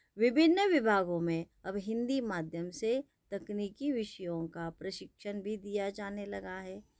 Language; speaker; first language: Hindi; non-native, local second language; Marathi